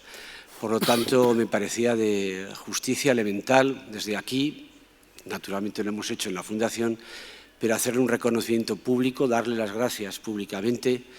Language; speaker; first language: Spanish; native; Spanish